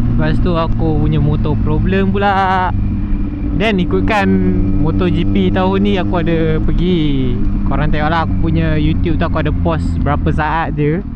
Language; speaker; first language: Malay; native; Malay